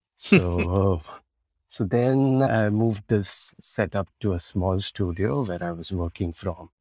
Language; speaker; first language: English; non-native, local second language; Marathi